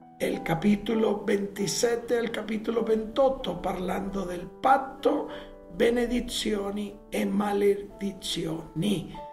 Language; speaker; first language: Italian; non-native, fluent; Spanish